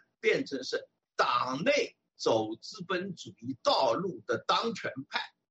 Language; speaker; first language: Chinese; native; Chinese